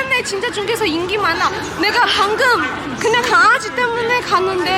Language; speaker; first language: Korean; non-native, fluent; Chinese